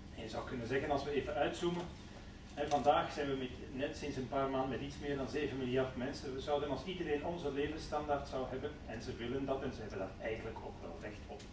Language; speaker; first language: Dutch; native; Dutch